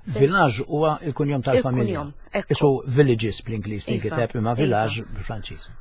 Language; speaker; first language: Maltese; native; Maltese